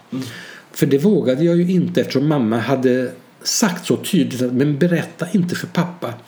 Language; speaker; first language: Swedish; early bilingual, other home language; Hungarian